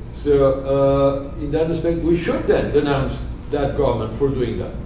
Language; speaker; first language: English; non-native, fluent; Spanish